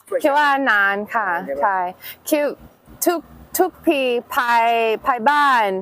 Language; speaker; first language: Thai; non-native, learner; English